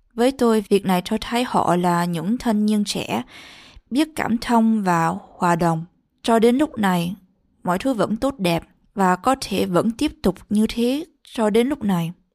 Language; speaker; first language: Vietnamese; early bilingual, heritage; Vietnamese